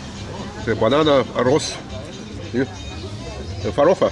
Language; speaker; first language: Spanish; non-native, learner; English